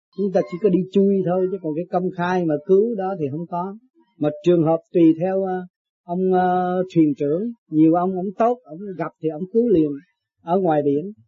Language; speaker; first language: Vietnamese; native; Vietnamese